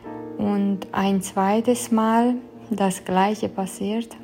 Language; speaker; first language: German; non-native, fluent; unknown